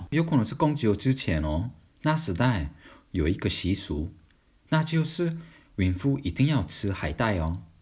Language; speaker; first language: Chinese; non-native, fluent; Korean